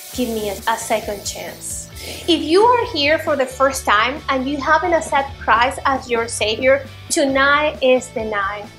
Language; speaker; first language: English; non-native, fluent; Spanish